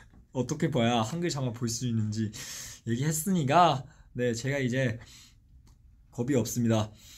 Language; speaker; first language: Korean; non-native, fluent; Chinese